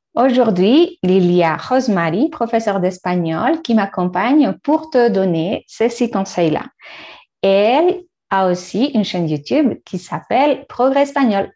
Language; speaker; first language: French; non-native, fluent; Spanish